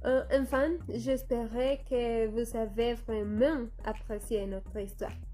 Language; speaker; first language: French; non-native, learner; Spanish